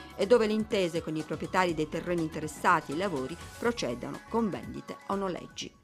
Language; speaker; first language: Italian; native; Italian